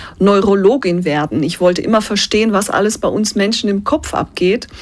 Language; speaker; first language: German; non-native, fluent; Dutch